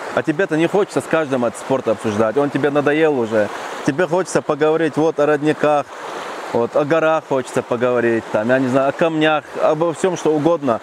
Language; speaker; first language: Russian; non-native, local second language; Chechen